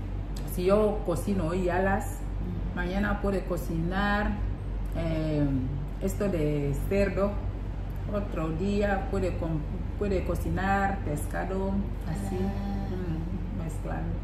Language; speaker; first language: Spanish; non-native, learner; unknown